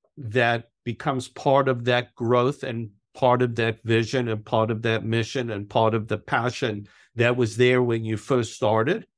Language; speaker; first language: English; native; English